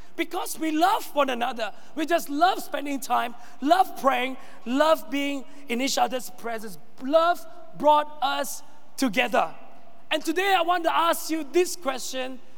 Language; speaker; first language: English; non-native, local second language; Chinese